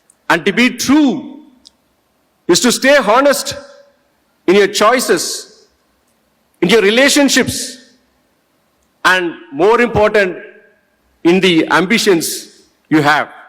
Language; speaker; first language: English; non-native, local second language; Tamil